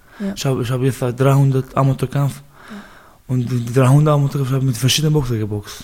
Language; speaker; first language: German; non-native, learner; Baluchi